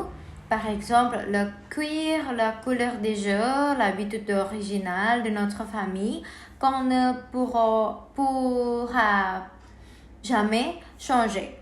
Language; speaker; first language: French; non-native, learner; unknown